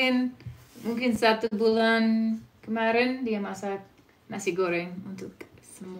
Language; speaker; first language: Indonesian; non-native, fluent; English